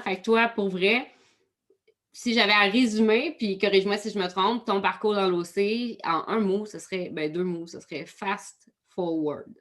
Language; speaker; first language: French; native; French